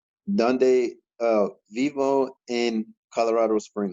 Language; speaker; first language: Spanish; non-native, learner; English